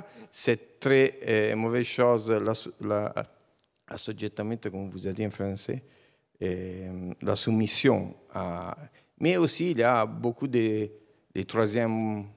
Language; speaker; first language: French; non-native, learner; Italian